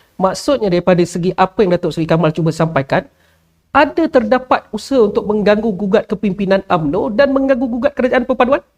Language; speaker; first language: Malay; native; Malay